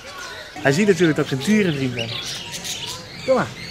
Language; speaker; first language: Dutch; native; Dutch